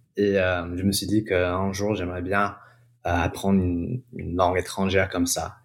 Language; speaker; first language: French; non-native, fluent; English